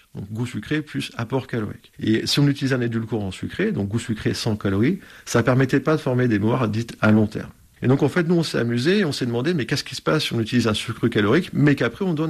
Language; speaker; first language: French; native; French